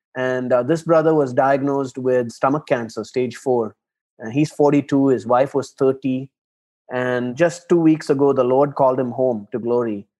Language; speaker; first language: English; non-native, local second language; Tamil